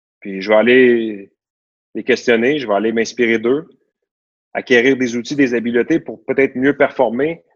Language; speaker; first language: French; native; French